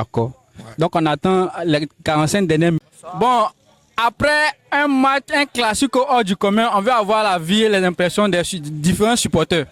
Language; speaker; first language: French; non-native, local second language; Wolof